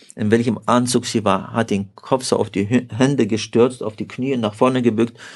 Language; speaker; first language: German; early bilingual, heritage; Russian